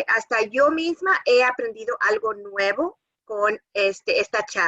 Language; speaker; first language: Spanish; early bilingual, other home language; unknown